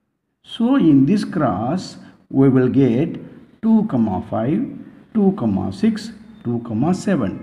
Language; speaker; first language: English; non-native, local second language; Tamil